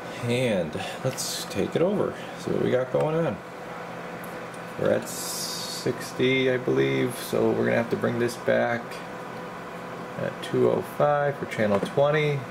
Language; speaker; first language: English; native; English